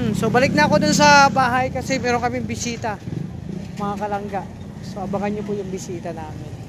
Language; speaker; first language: Filipino; non-native, local second language; Bikol